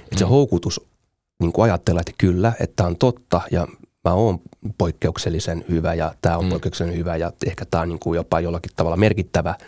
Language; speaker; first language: Finnish; native; Finnish